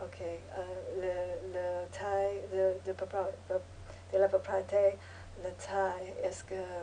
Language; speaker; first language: French; non-native, learner; English